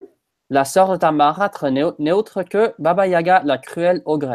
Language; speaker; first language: French; non-native, fluent; English